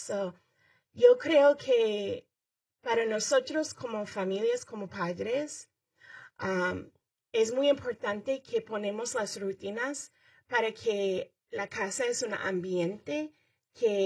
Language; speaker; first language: Spanish; early bilingual, heritage; Spanish